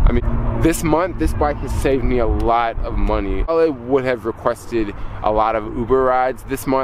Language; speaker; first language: English; native; English